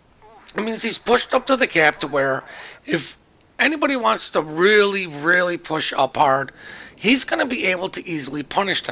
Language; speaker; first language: English; native; English